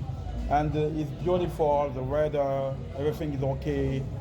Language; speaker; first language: English; non-native, learner; French